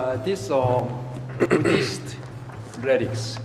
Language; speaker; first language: English; non-native, learner; Korean